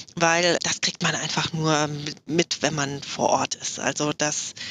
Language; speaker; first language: German; native; German